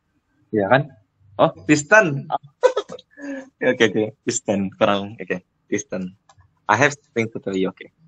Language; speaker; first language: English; non-native, learner; Indonesian